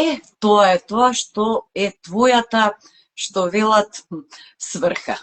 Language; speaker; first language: Macedonian; native; Macedonian